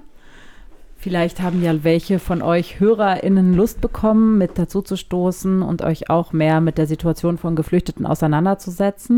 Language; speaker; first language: German; native; German